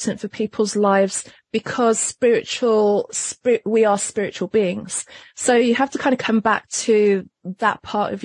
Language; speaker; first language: English; native; English